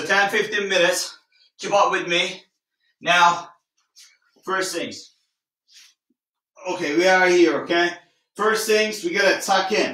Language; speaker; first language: English; non-native, fluent; Turkish